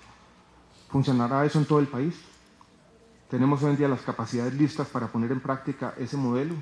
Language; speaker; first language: Spanish; native; Spanish